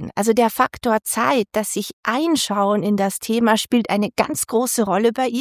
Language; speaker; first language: German; native; German